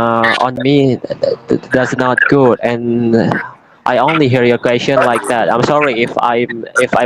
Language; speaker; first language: English; non-native, learner; Indonesian